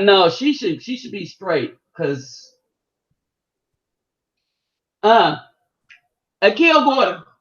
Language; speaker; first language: Portuguese; non-native, learner; English